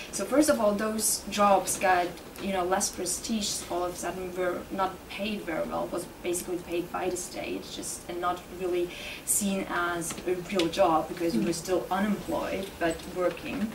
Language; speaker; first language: English; non-native, fluent; German